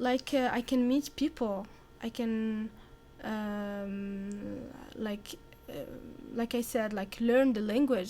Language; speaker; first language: English; non-native, learner; Arabic